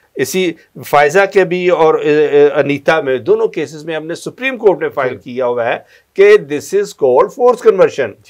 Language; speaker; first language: Urdu; non-native, local second language; Punjabi